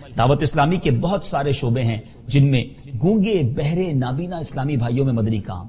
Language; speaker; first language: Urdu; native; Urdu